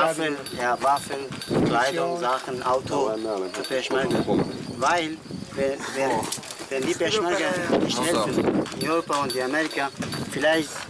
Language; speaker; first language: German; non-native, learner; Kurdish